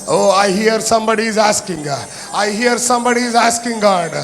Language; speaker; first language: English; non-native, local second language; Telugu